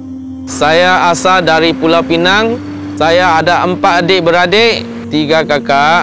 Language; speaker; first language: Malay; non-native, local second language; Min Nan Chinese